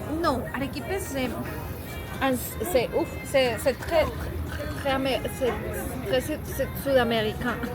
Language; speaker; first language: French; non-native, fluent; Spanish